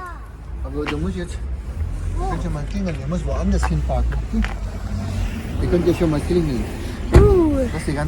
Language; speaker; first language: German; native; German